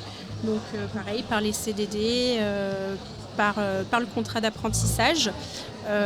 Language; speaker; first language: French; native; French